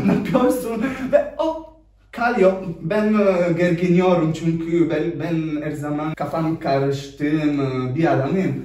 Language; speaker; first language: Turkish; non-native, learner; Italian